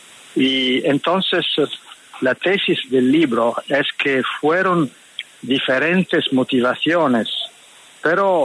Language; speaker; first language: Spanish; non-native, fluent; Italian